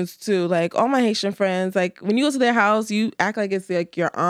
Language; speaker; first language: English; native; English